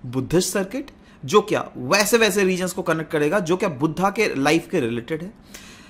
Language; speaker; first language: Hindi; non-native, local second language; Assamese